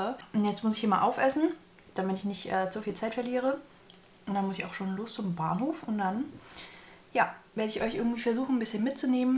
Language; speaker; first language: German; native; German